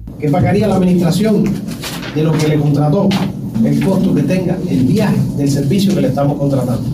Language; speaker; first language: Spanish; native; Spanish